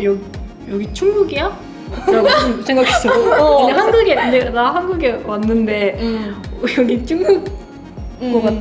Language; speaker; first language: Korean; non-native, learner; Japanese